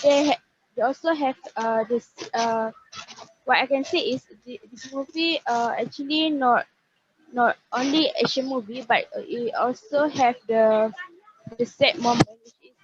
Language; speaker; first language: English; non-native, learner; Malay